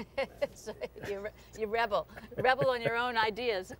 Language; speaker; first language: English; native; English